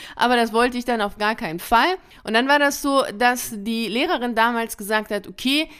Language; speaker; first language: German; early bilingual, other home language; Persian